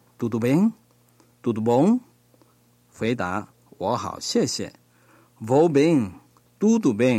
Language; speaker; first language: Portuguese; non-native, learner; Chinese